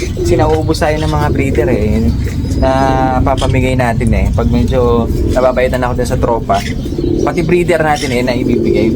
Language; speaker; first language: Filipino; native; Filipino